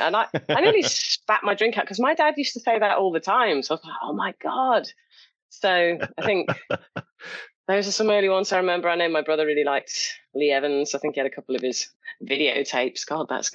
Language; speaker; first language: English; native; English